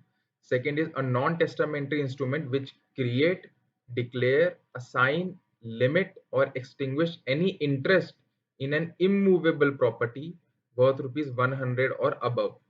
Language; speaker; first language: English; non-native, local second language; Hindi